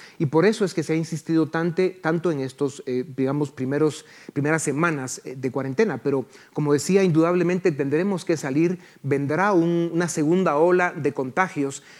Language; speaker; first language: Spanish; native; Spanish